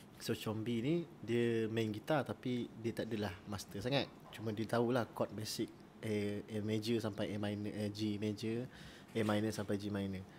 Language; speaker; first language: Malay; native; Malay